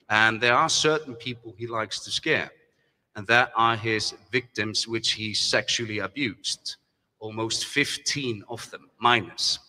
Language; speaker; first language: English; non-native, fluent; German